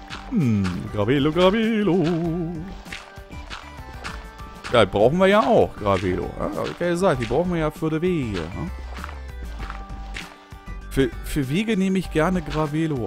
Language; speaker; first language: German; native; German